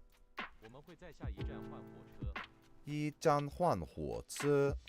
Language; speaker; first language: Chinese; non-native, learner; English